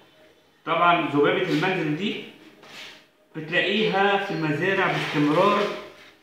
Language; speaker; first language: Arabic; native; Arabic